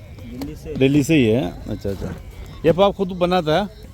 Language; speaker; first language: Hindi; non-native, local second language; Malayalam